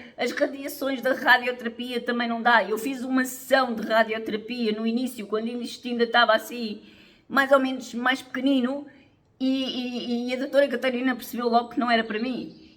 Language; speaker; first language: Portuguese; native; Portuguese